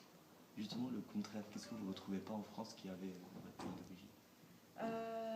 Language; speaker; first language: French; native; French